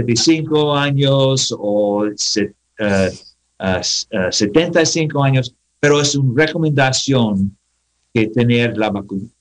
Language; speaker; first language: Spanish; non-native, learner; English